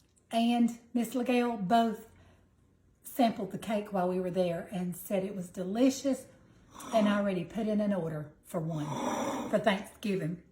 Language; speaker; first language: English; native; English